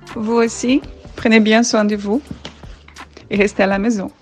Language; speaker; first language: French; non-native, learner; Portuguese